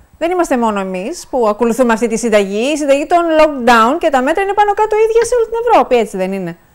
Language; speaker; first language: Greek; native; Greek